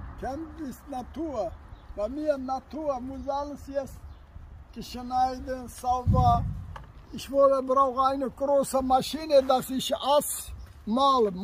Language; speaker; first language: German; non-native, learner; Turkish